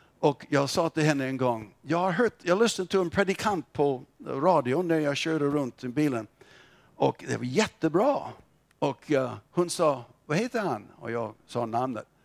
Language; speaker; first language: Swedish; non-native, fluent; English